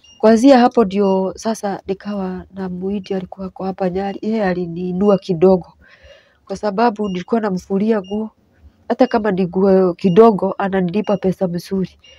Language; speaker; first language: Swahili; non-native, local second language; Kikuyu